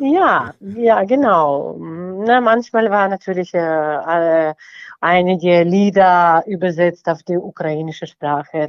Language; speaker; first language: German; non-native, fluent; Ukrainian